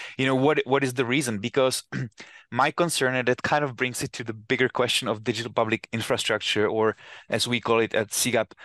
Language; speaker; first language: English; non-native, fluent; Czech